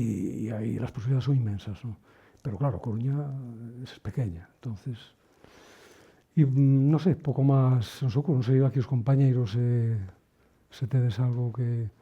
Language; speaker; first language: Spanish; native; Spanish